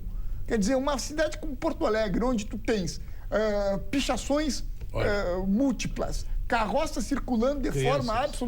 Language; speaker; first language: Portuguese; native; Portuguese